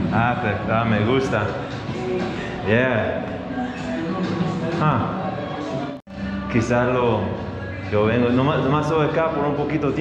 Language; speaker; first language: Spanish; non-native, fluent; English